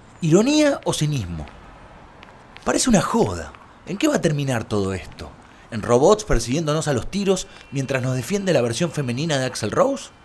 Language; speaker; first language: Spanish; native; Spanish